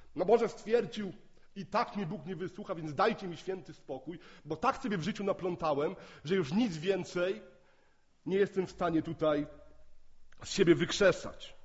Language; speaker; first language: Polish; native; Polish